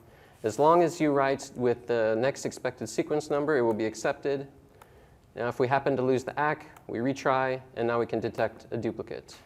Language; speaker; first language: English; native; English